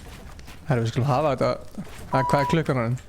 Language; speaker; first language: Icelandic; native; Icelandic